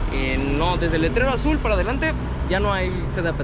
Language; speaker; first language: Spanish; native; Spanish